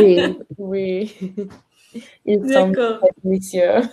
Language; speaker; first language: French; non-native, learner; Spanish